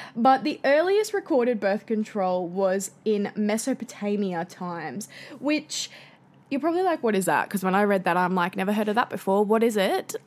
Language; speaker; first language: English; native; English